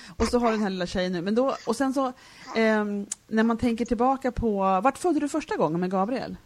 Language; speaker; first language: Swedish; native; Swedish